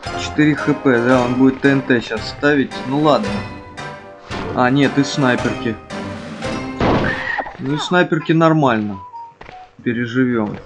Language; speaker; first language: Russian; native; Russian